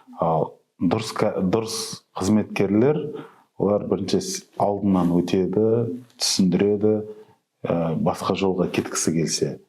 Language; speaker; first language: Kazakh; native; Kazakh